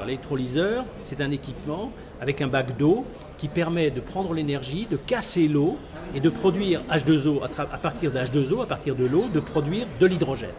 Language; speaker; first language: French; native; French